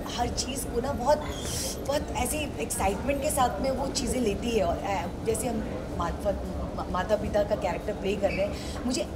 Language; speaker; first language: Hindi; native; Hindi